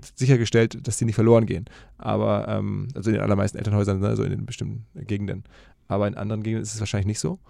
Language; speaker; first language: German; native; German